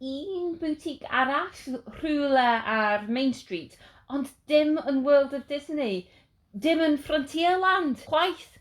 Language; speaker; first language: Welsh; non-native, learner; English